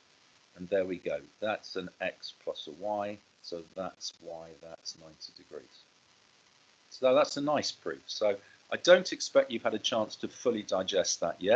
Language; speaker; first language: English; native; English